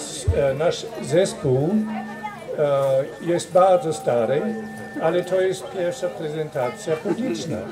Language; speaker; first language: Polish; non-native, learner; German